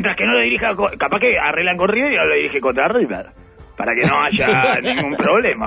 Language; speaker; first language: Spanish; native; Spanish